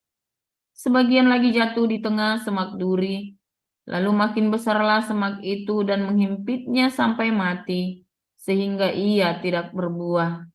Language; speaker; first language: Indonesian; native; Indonesian